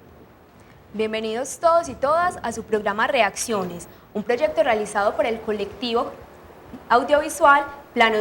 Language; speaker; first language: Spanish; native; Spanish